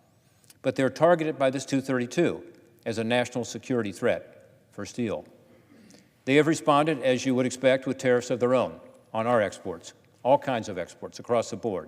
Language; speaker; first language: English; native; English